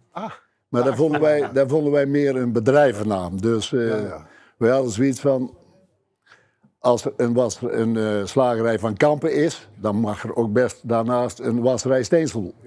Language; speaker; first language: Dutch; native; Dutch